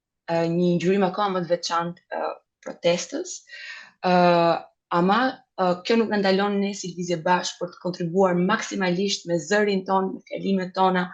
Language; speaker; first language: Albanian; native; Albanian